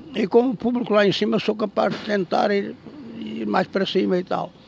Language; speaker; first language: Portuguese; native; Portuguese